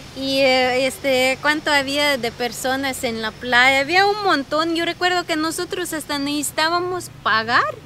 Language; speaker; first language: Spanish; non-native, fluent; Ukrainian